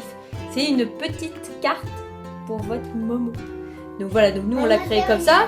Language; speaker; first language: French; native; French